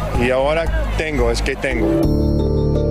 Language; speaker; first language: Spanish; non-native, learner; English